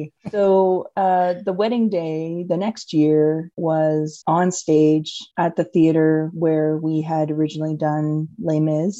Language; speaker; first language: English; native; English